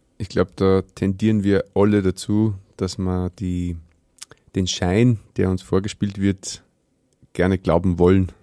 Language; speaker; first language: German; native; German